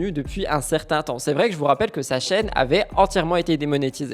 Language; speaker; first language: French; native; French